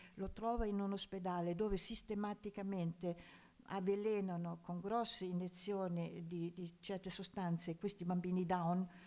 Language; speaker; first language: Italian; non-native, fluent; German